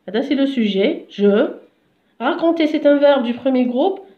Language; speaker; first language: French; non-native, local second language; Arabic